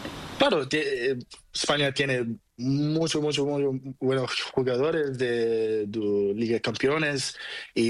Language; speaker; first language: Spanish; non-native, learner; Portuguese